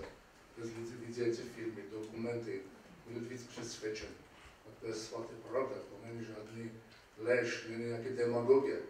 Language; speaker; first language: Czech; non-native, learner; Armenian